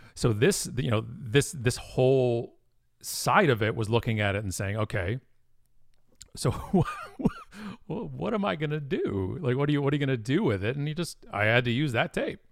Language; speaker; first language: English; native; English